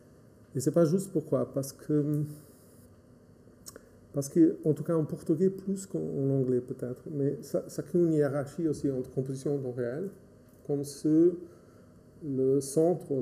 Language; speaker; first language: French; non-native, fluent; Portuguese